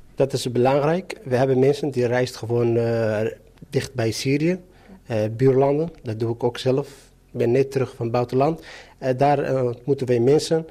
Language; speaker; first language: Dutch; non-native, fluent; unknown